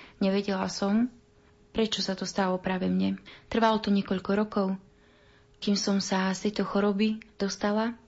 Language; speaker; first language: Slovak; native; Slovak